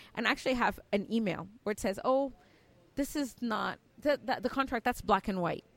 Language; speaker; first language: English; native; English